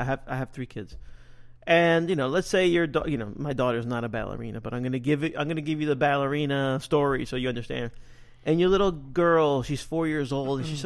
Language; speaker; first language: English; native; English